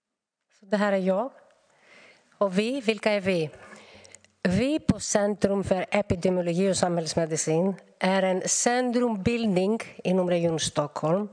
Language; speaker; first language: Swedish; non-native, fluent; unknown